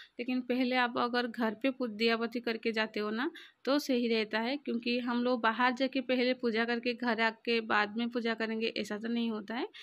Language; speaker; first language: Hindi; non-native, local second language; Odia